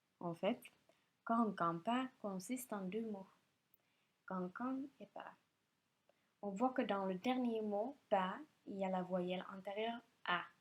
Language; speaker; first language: French; non-native, fluent; Finnish